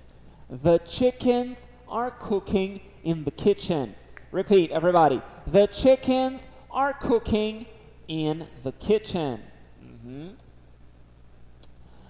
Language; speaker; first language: English; non-native, fluent; Portuguese